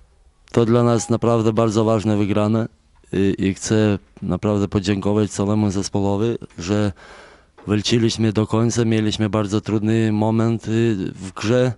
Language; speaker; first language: Polish; non-native, fluent; Lithuanian